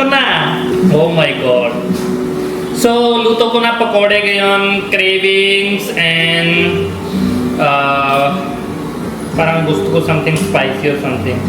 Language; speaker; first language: Filipino; non-native, learner; Punjabi